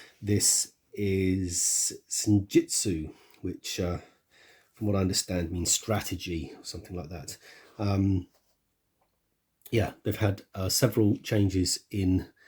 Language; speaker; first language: English; native; English